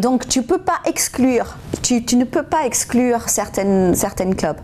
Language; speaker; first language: French; non-native, fluent; English